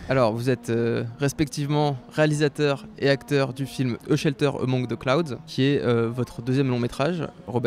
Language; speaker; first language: French; native; French